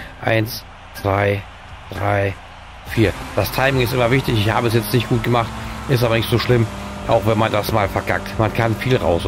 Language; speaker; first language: German; native; German